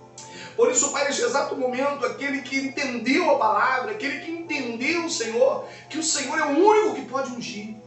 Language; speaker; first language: Portuguese; native; Portuguese